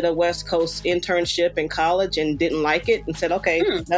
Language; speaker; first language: English; native; English